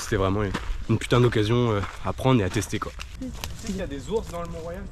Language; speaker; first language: French; native; French